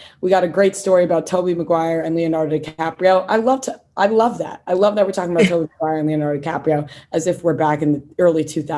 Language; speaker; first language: English; native; English